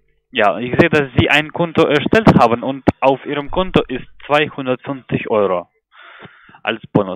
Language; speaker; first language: German; non-native, learner; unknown